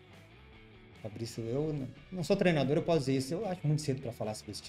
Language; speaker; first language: Portuguese; native; Portuguese